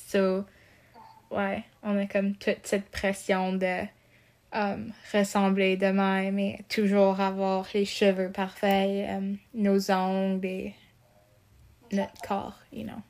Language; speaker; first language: French; non-native, local second language; English